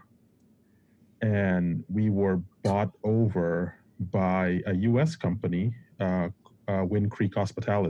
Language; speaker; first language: English; non-native, fluent; Papiamento